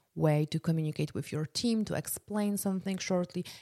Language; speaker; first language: English; non-native, fluent; Polish